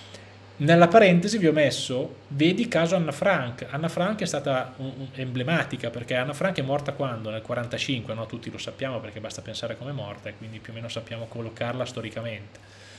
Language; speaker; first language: Italian; native; Italian